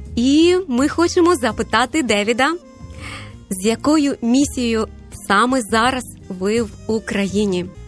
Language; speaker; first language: Ukrainian; native; Ukrainian